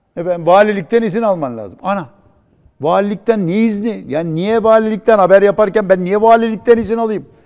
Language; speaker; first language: Turkish; native; Turkish